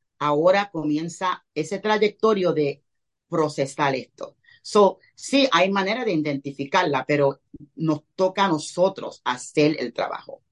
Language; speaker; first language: Spanish; early bilingual, heritage; Spanish